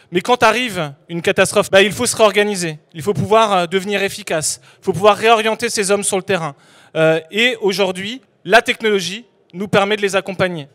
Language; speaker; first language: French; native; French